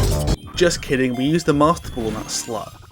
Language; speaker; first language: English; native; English